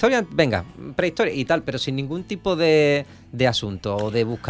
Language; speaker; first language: Spanish; native; Spanish